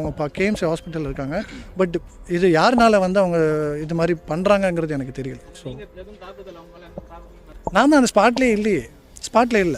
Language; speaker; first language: Tamil; native; Tamil